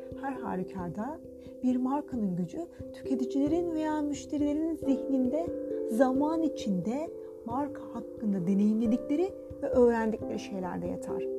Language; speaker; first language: Turkish; native; Turkish